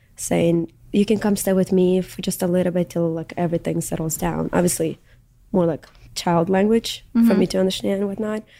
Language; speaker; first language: English; early bilingual, other home language; Russian